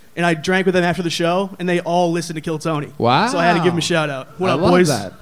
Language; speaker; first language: English; native; English